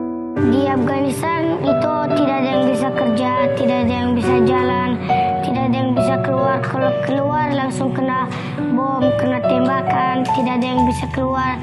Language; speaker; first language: Indonesian; early bilingual, other home language; Persian